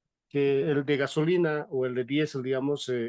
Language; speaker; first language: Spanish; native; Spanish